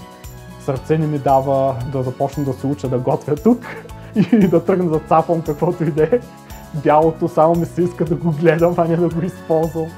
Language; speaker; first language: Bulgarian; native; Bulgarian